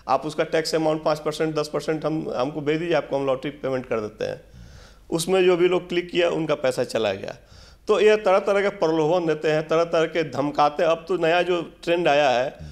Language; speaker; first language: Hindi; native; Hindi